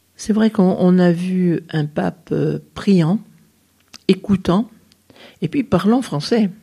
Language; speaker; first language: French; native; French